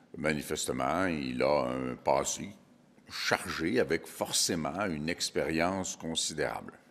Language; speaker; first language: French; native; French